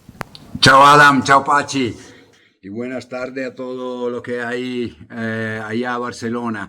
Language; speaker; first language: Spanish; non-native, fluent; Italian